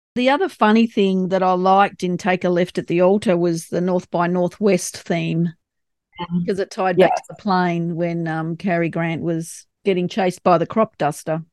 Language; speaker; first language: English; native; English